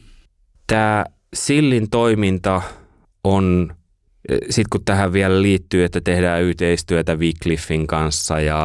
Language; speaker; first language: Finnish; native; Finnish